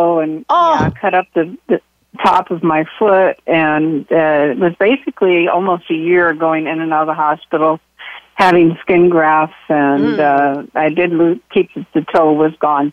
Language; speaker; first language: English; native; English